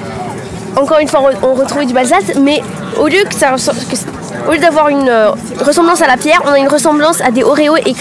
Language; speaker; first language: French; native; French